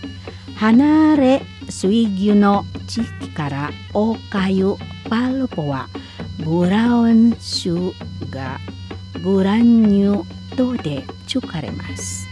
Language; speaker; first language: Japanese; non-native, learner; Indonesian